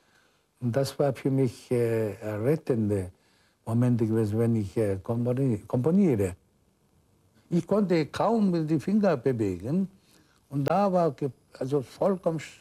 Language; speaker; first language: German; non-native, fluent; Korean